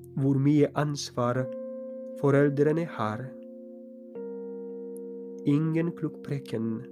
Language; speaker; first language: Norwegian; non-native, fluent; Polish